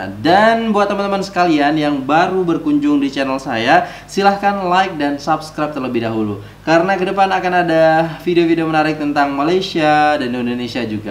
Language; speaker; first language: Indonesian; native; Indonesian